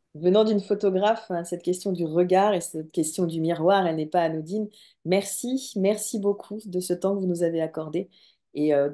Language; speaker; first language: French; native; French